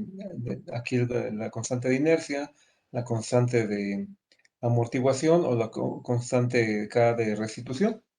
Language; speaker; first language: Spanish; native; Spanish